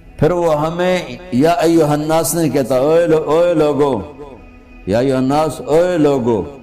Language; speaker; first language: Urdu; non-native, local second language; Punjabi